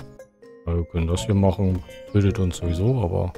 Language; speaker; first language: German; native; German